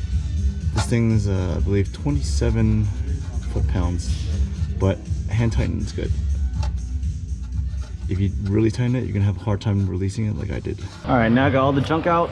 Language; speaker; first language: English; native; English